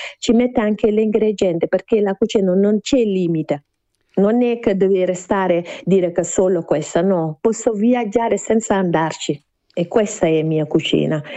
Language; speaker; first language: Italian; non-native, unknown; Wolof